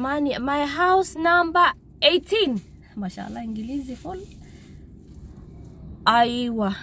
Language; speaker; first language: English; non-native, learner; Arabic